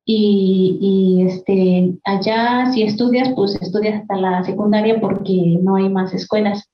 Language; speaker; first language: Spanish; non-native, local second language; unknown